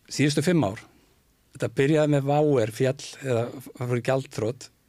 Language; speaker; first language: Icelandic; native; Icelandic